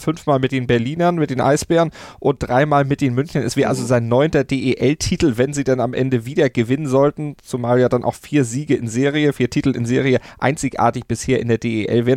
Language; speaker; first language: German; native; German